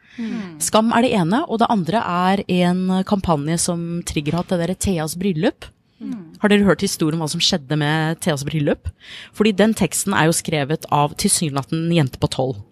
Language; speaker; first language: Norwegian; non-native, fluent; English